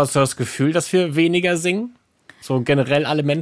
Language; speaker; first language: German; native; German